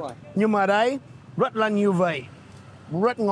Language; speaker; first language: Vietnamese; non-native, fluent; English